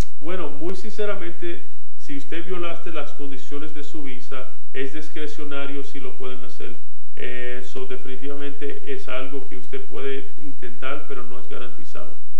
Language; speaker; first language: Spanish; early bilingual, heritage; Spanish